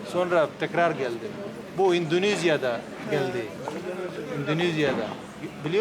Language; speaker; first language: Turkish; non-native, learner; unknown